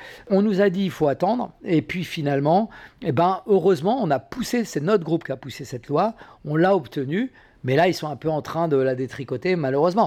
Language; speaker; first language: French; native; French